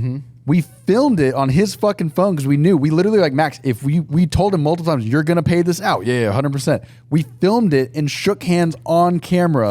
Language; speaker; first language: English; native; English